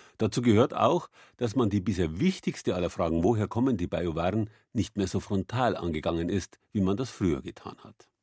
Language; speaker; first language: German; native; German